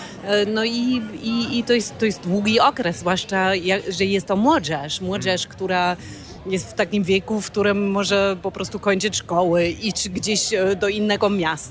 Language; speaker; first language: Polish; non-native, fluent; German